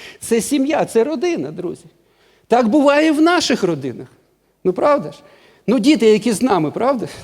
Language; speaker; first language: Ukrainian; non-native, local second language; Russian